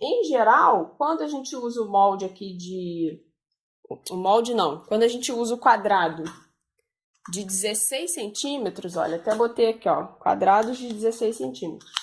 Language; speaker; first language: Portuguese; native; Portuguese